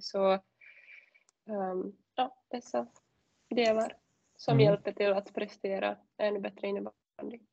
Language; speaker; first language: Swedish; non-native, fluent; Czech